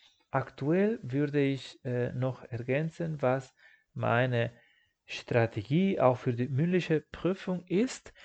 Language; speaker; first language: German; non-native, fluent; Spanish